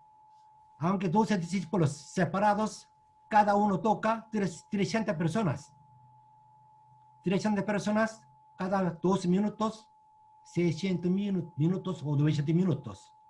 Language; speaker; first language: Spanish; non-native, learner; Korean